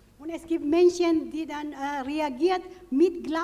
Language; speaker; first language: German; non-native, fluent; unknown